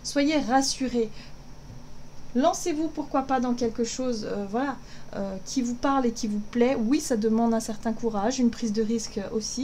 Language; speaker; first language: French; native; French